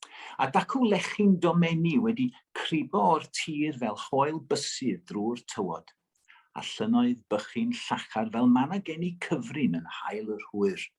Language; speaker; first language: Welsh; native; Welsh